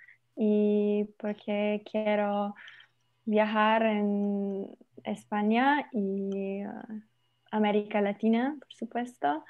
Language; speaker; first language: Spanish; non-native, learner; Slovenian